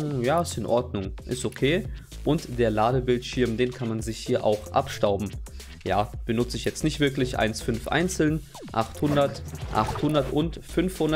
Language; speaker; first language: German; native; German